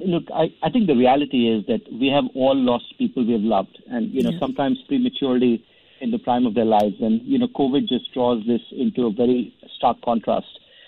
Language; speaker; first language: English; non-native, local second language; Hindi